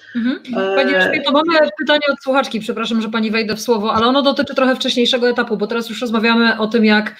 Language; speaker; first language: Polish; native; Polish